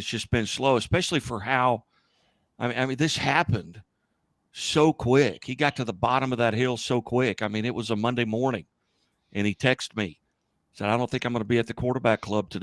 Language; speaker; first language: English; native; English